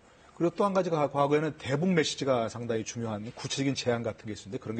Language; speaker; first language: Korean; native; Korean